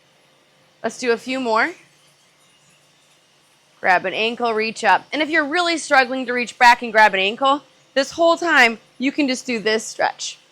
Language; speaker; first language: English; native; English